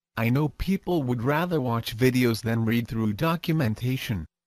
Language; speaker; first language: English; native; English